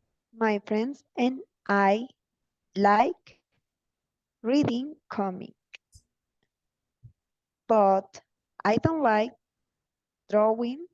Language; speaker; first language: English; non-native, learner; Spanish